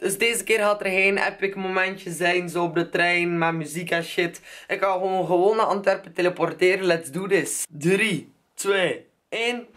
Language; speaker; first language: Dutch; native; Dutch